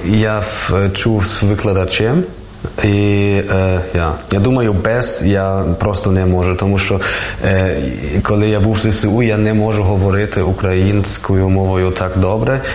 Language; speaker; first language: Ukrainian; non-native, learner; German